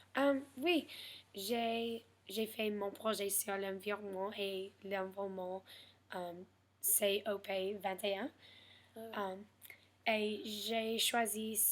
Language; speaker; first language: French; non-native, learner; English